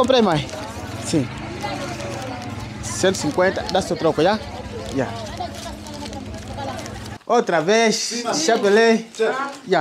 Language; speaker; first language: Portuguese; non-native, learner; Vietnamese